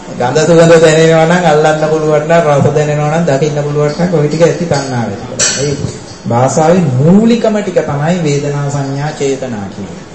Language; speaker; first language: Sinhala; native; Sinhala